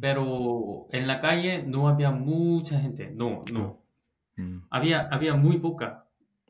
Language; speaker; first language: Spanish; non-native, learner; Korean